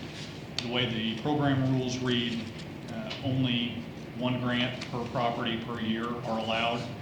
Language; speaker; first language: English; native; English